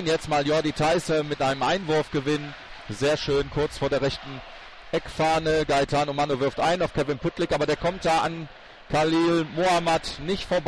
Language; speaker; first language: German; native; German